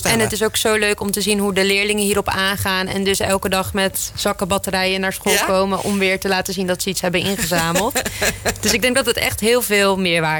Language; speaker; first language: Dutch; native; Dutch